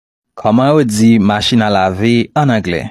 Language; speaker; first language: French; non-native, local second language; Haitian Creole